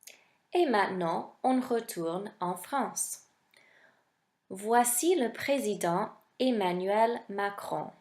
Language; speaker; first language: French; non-native, fluent; English